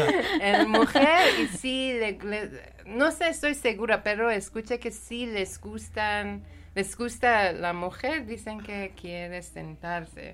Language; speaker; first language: Spanish; non-native, learner; Persian